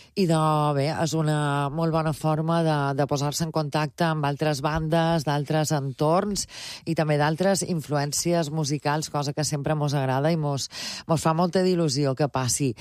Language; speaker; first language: Catalan; native; Catalan